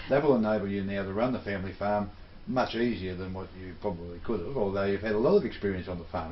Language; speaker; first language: English; native; English